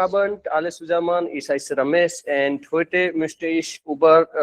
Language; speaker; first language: German; non-native, learner; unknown